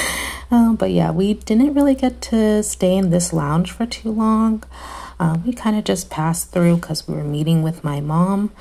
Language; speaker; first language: English; native; English